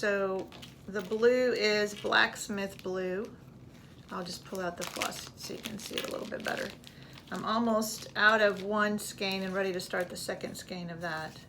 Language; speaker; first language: English; native; English